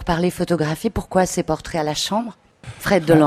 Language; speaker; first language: French; native; French